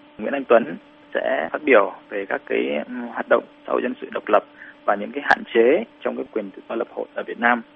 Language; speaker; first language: Vietnamese; native; Vietnamese